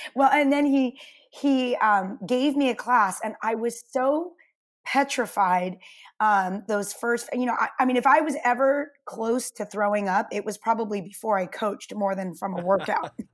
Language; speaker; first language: English; native; English